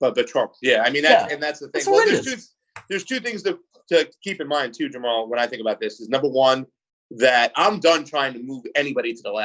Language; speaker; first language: English; native; English